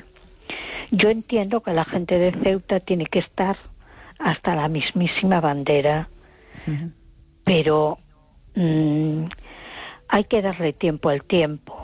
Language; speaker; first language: Spanish; native; Spanish